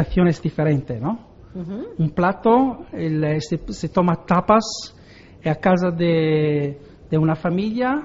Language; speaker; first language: Spanish; non-native, learner; Italian